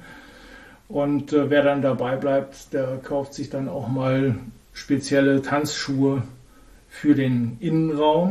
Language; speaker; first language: German; native; German